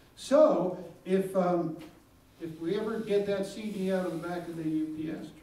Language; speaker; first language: English; native; English